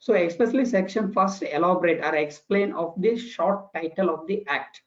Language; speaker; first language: English; non-native, local second language; Kannada